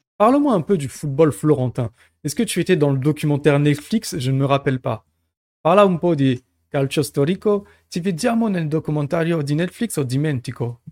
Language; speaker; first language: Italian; non-native, learner; French